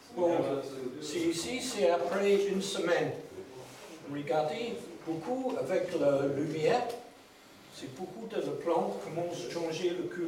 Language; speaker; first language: French; non-native, learner; English